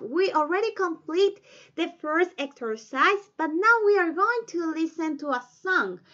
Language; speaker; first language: English; non-native, fluent; Spanish